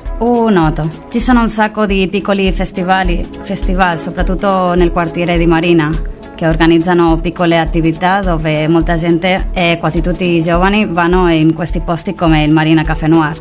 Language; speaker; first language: Italian; non-native, learner; Spanish